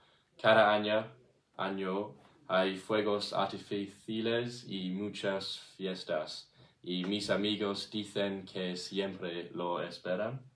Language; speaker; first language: Spanish; non-native, learner; English